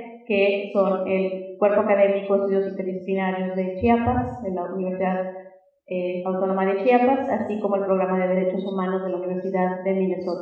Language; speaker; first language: Spanish; native; Spanish